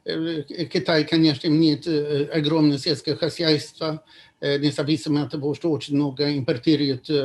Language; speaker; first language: Russian; non-native, fluent; Swedish